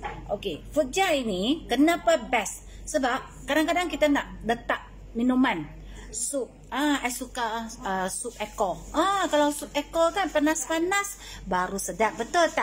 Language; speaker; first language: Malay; non-native, local second language; Min Nan Chinese